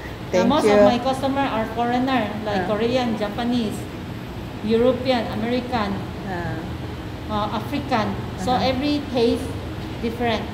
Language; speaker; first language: English; non-native, local second language; Min Nan Chinese